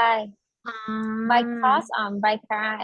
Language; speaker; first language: English; non-native, learner; Vietnamese